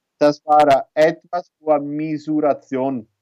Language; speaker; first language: German; non-native, learner; Italian